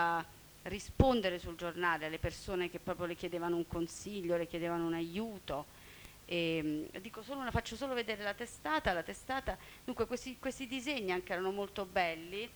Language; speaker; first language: Italian; native; Italian